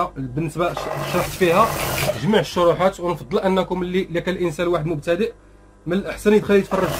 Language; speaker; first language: Arabic; native; Arabic